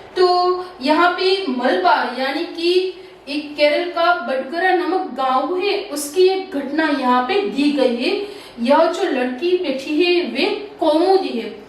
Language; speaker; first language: Hindi; non-native, local second language; Gujarati